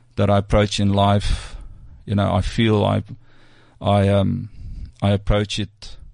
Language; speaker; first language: English; non-native, local second language; Afrikaans